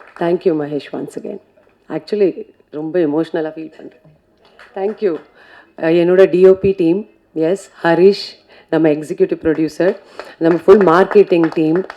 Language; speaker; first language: Tamil; non-native, fluent; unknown